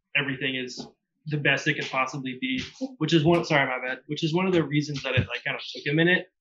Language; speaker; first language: English; native; English